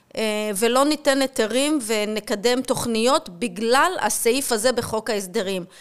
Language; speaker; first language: Hebrew; native; Hebrew